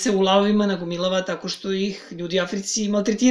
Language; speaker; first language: Serbian; native; Serbian